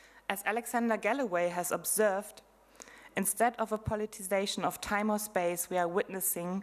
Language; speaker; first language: English; non-native, fluent; German